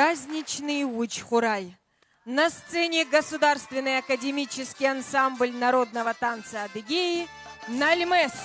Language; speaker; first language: Russian; native; Russian